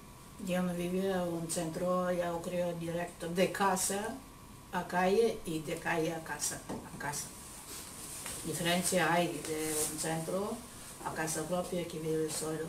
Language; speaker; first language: Spanish; non-native, learner; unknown